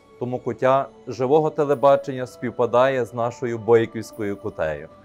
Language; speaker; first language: Ukrainian; native; Ukrainian